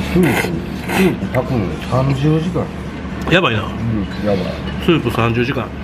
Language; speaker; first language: Japanese; native; Japanese